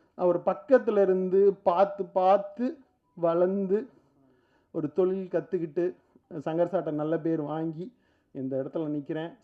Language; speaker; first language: Tamil; native; Tamil